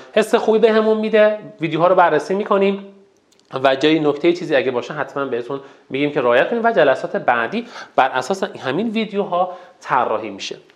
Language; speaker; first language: Persian; non-native, local second language; Azerbaijani